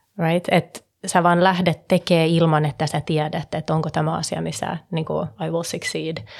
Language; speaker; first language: Finnish; early bilingual, heritage; Finnish